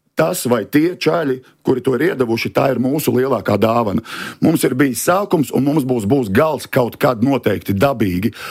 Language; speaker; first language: Latvian; native; Latvian